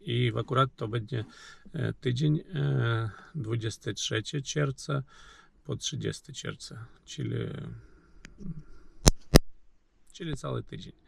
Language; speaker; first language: Polish; non-native, learner; Ukrainian